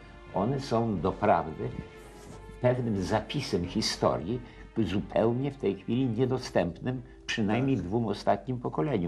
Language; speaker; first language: Polish; native; Polish